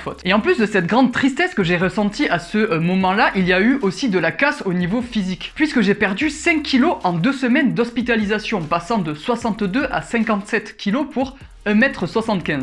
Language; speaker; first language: French; native; French